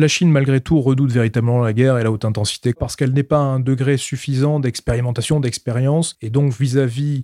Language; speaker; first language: French; native; French